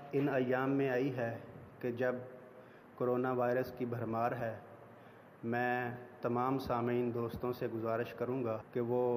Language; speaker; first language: Urdu; non-native, local second language; Punjabi